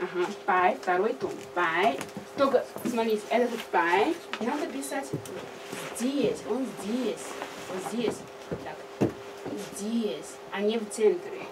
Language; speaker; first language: Russian; non-native, learner; Chinese